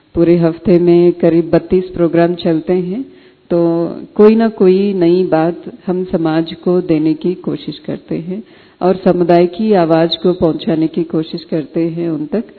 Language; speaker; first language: Hindi; non-native, local second language; Telugu